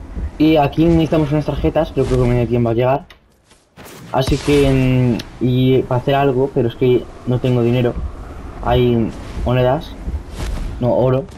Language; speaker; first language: Spanish; native; Spanish